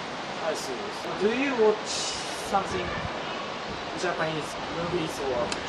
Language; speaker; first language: English; non-native, learner; Japanese